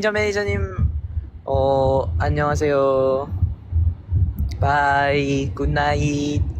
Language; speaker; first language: Korean; non-native, learner; Filipino